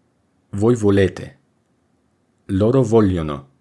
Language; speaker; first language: Italian; non-native, fluent; English